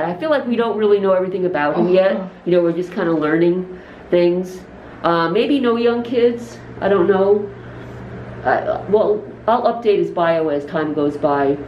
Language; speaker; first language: English; native; English